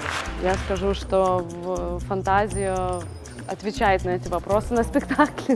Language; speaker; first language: Russian; non-native, fluent; Lithuanian